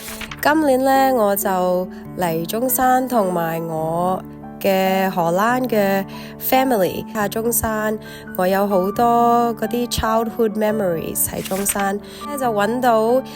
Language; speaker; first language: Cantonese; early bilingual, heritage; Cantonese